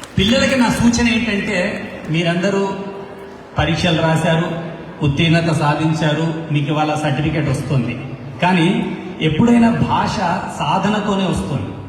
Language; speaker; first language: Telugu; native; Telugu